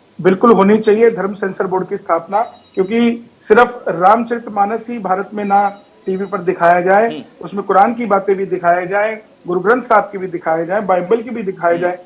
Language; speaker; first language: Hindi; native; Hindi